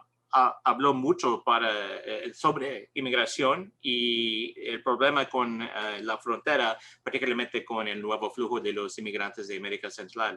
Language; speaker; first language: Spanish; non-native, learner; English